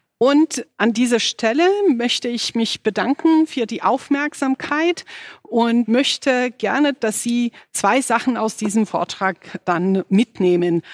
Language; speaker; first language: German; non-native, fluent; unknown